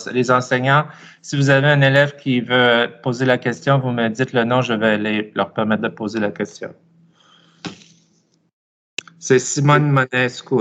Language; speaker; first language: French; native; French